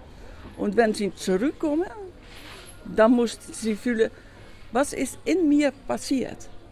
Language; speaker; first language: German; non-native, learner; Dutch